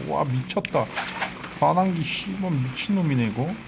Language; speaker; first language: Korean; native; Korean